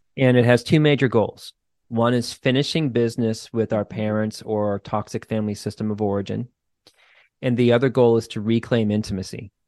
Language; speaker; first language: English; native; English